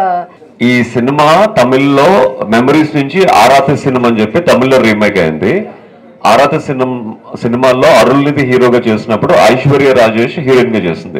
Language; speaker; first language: Telugu; native; Telugu